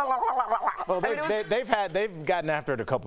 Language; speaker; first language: English; native; English